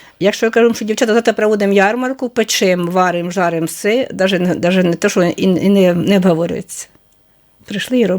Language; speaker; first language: Ukrainian; native; Ukrainian